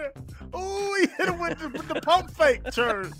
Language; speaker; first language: English; native; English